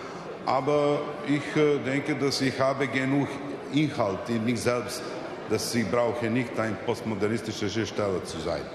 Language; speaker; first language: German; non-native, fluent; Serbian